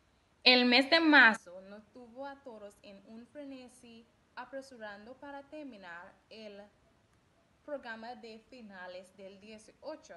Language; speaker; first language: Spanish; non-native, learner; English